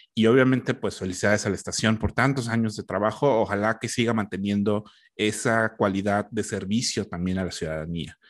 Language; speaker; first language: Spanish; native; Spanish